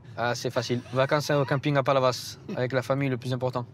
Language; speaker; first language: French; native; French